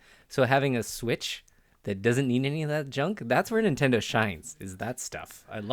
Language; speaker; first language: English; native; English